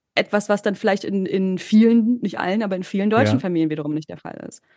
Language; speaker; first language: German; native; German